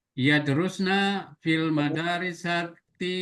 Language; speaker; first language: Arabic; non-native, learner; Indonesian